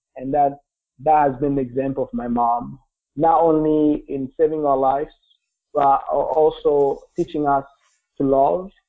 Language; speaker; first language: English; non-native, local second language; Kinyarwanda